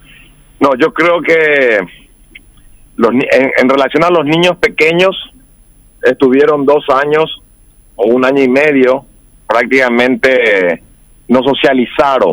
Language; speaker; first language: Spanish; native; Spanish